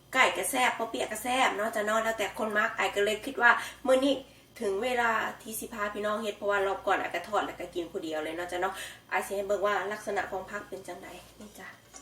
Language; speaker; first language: Thai; native; Thai